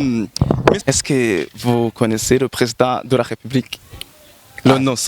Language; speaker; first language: French; non-native, local second language; Rundi